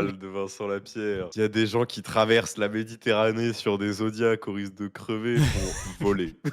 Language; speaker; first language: French; native; French